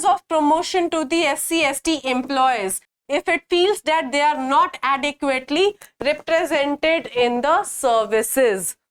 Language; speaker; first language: English; non-native, local second language; Hindi